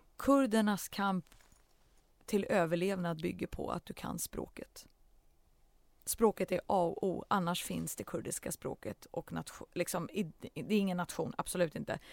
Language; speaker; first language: Swedish; early bilingual, other home language; Central Kurdish